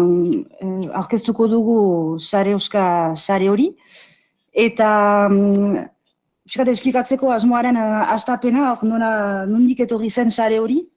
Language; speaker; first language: Basque; native; Basque